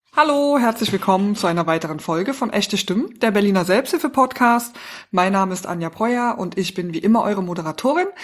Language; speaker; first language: German; native; German